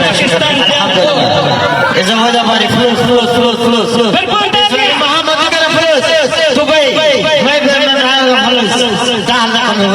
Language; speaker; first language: Arabic; non-native, learner; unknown